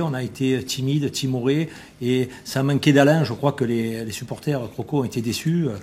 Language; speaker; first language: French; native; French